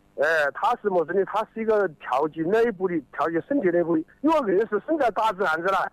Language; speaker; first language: Chinese; native; Chinese